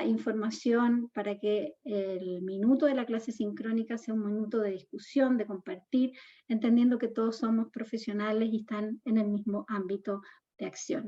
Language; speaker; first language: Spanish; native; Spanish